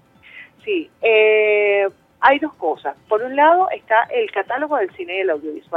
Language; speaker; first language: Spanish; native; Spanish